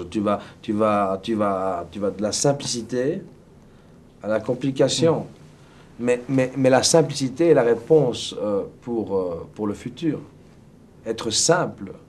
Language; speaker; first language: French; native; French